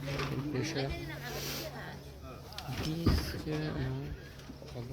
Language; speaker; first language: French; native; French